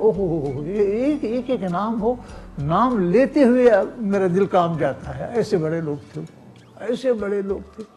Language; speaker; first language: Urdu; native; Urdu